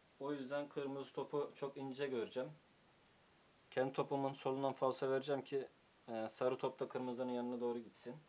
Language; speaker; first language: Turkish; native; Turkish